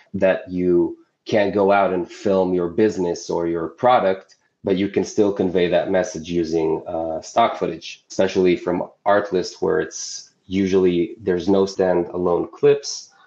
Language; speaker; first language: English; non-native, fluent; Hebrew